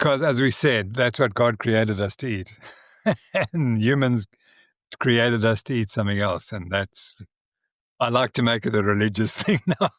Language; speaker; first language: English; native; English